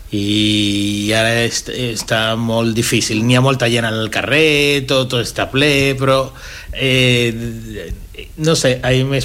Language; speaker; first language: Catalan; non-native, fluent; Spanish